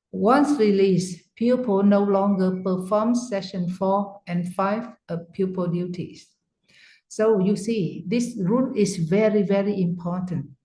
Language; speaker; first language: English; non-native, fluent; Vietnamese